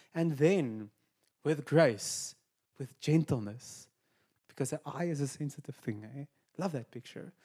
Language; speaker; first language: English; non-native, local second language; Afrikaans